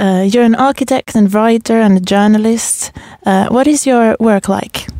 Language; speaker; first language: English; non-native, fluent; Finnish